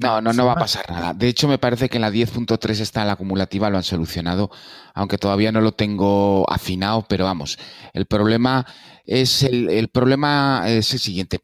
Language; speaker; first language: Spanish; native; Spanish